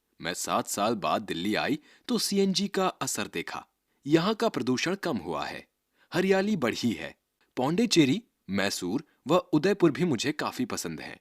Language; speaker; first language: Hindi; native; Hindi